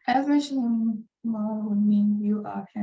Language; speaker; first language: English; non-native, learner; Burmese